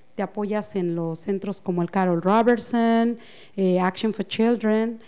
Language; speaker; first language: Spanish; native; Spanish